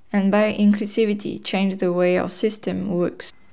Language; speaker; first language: English; non-native, fluent; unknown